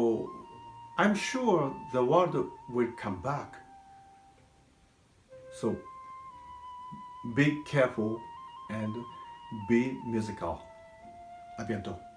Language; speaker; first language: English; non-native, learner; Japanese